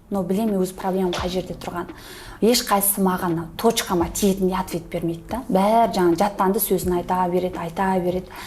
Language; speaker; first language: Kazakh; early bilingual, heritage; Kazakh